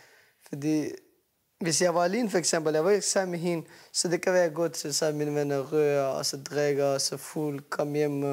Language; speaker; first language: Danish; non-native, learner; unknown